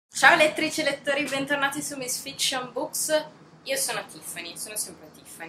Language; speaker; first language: Italian; native; Italian